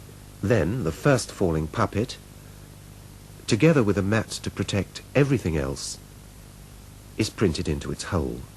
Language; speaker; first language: English; native; English